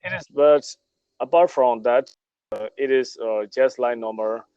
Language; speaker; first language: English; non-native, learner; Burmese